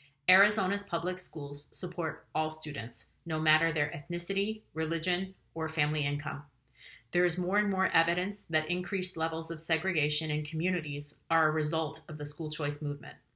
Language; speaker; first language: English; native; English